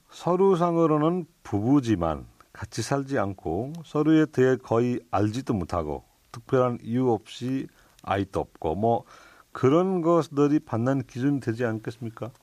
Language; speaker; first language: Korean; non-native, fluent; Nepali